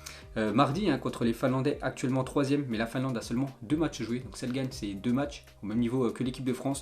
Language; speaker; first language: French; native; French